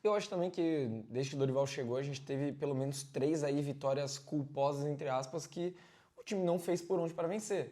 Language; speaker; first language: Portuguese; native; Portuguese